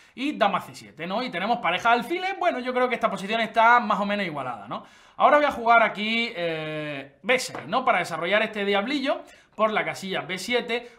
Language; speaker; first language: Spanish; native; Spanish